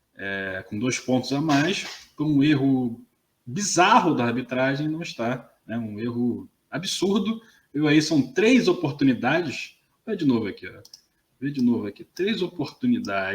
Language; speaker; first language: Portuguese; native; Portuguese